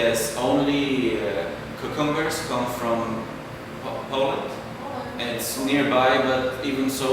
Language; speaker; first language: English; non-native, fluent; German